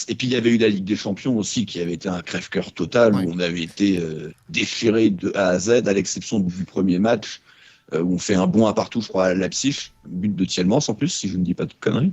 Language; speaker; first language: French; native; French